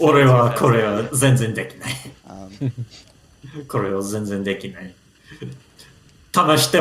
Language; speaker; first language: Japanese; non-native, learner; English